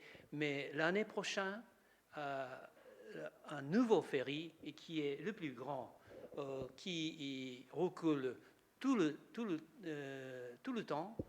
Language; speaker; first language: French; non-native, learner; Japanese